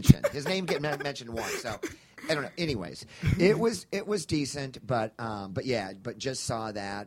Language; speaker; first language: English; native; English